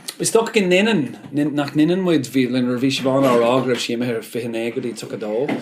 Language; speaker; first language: Irish; non-native, local second language; English